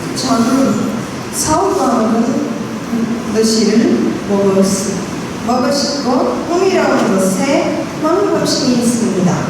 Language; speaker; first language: Korean; non-native, learner; Portuguese